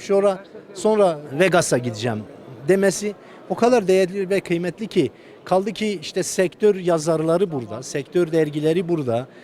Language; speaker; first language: Turkish; native; Turkish